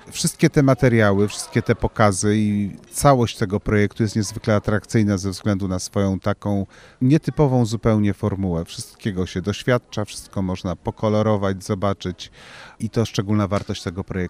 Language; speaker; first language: Polish; native; Polish